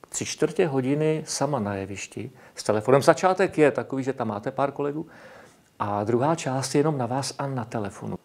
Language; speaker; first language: Czech; native; Czech